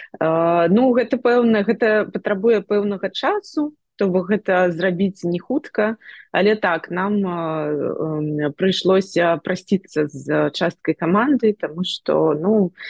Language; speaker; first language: Belarusian; non-native, local second language; Russian